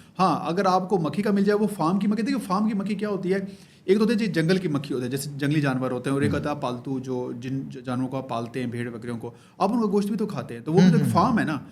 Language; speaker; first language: Urdu; non-native, local second language; Baluchi